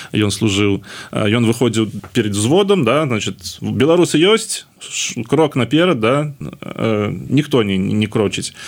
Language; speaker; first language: Belarusian; non-native, local second language; Russian